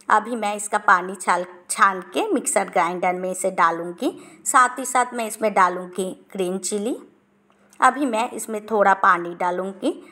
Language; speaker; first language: Hindi; non-native, local second language; Bangla